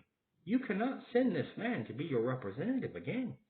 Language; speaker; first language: English; native; English